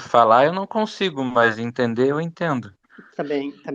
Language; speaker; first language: Portuguese; non-native, learner; Turkish